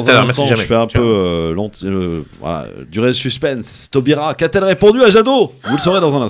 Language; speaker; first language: French; native; French